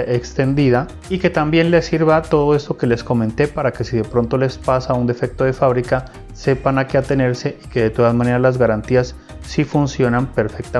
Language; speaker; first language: Spanish; native; Spanish